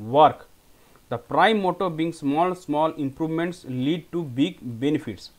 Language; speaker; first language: English; non-native, local second language; Bangla